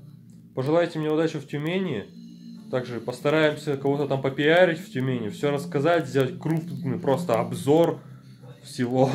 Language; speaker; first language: Russian; native; Russian